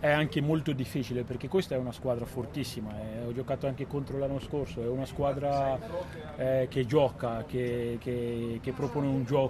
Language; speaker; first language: Italian; non-native, fluent; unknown